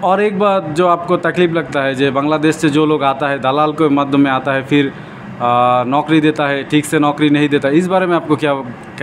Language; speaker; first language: Hindi; non-native, learner; Bangla